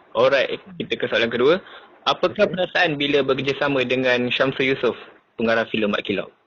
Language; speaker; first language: Malay; native; Malay